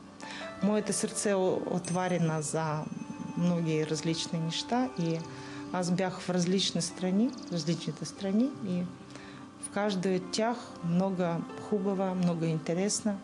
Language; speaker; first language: Bulgarian; non-native, learner; Russian